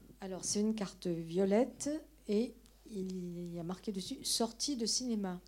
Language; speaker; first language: French; native; French